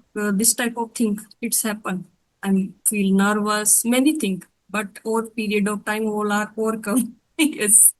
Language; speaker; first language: English; non-native, learner; Hindi